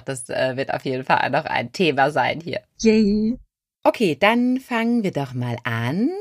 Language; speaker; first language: German; native; German